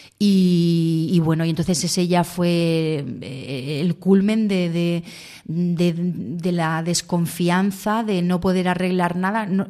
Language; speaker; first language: Spanish; native; Spanish